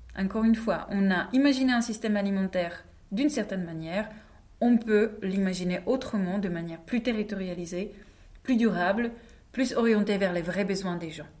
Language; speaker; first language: French; non-native, fluent; Czech